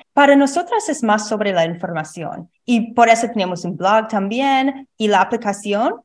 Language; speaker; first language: Spanish; non-native, learner; English